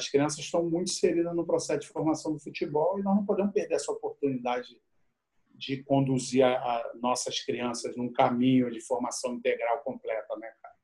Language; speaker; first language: Portuguese; native; Portuguese